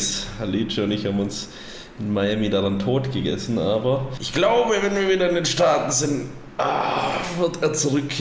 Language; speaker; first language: German; native; German